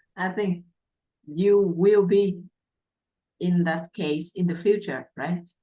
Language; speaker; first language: English; non-native, fluent; Vietnamese